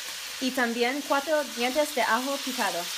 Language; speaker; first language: Spanish; non-native, learner; English